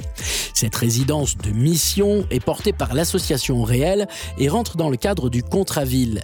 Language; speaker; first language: French; native; French